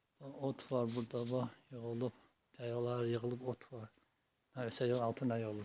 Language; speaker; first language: Azerbaijani; non-native, local second language; Avaric